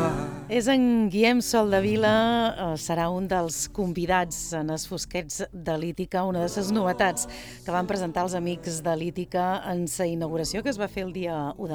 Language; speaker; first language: Catalan; native; Catalan